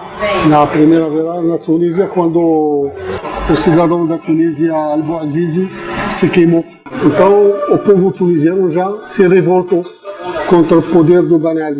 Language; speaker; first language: Portuguese; non-native, fluent; Arabic